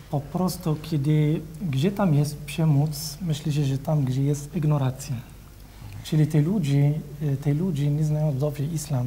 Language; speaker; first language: Polish; non-native, learner; Arabic